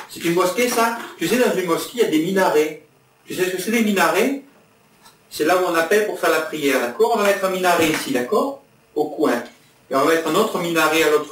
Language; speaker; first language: French; native; French